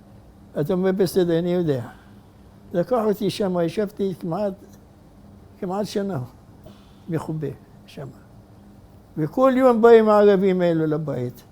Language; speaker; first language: Hebrew; non-native, fluent; Arabic